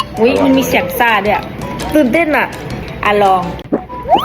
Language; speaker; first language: Thai; native; Thai